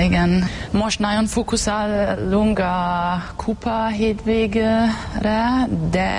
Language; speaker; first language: Hungarian; non-native, learner; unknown